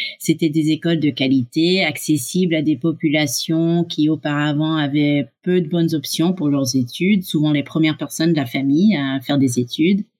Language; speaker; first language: French; early bilingual, heritage; English